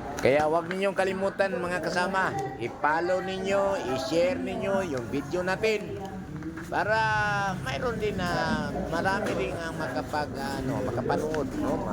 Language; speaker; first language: Filipino; non-native, local second language; Cebuano